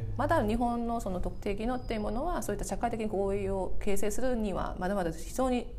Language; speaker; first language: Japanese; non-native, fluent; Korean